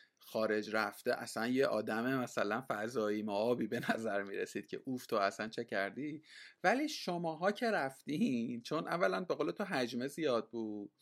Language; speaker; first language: Persian; native; Persian